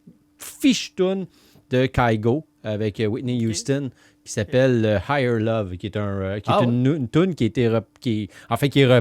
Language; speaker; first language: French; native; French